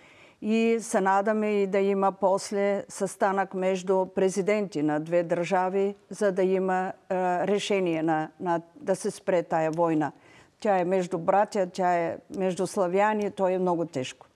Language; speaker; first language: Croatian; non-native, learner; Bulgarian